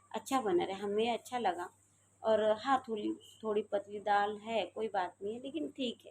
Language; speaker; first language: Hindi; non-native, local second language; Marathi